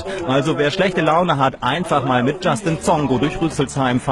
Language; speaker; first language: German; native; German